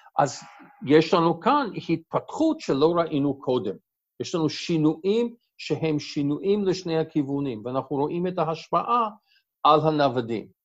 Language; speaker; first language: Hebrew; non-native, fluent; English